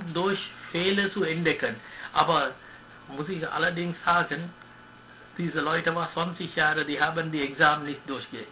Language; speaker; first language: German; non-native, learner; Sinhala